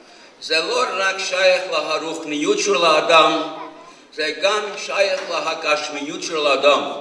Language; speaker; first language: Hebrew; non-native, fluent; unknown